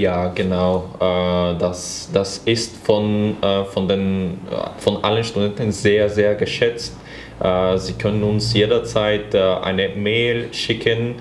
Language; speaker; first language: German; non-native, fluent; Bulgarian